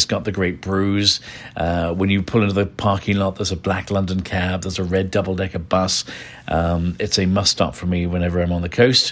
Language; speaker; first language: English; native; English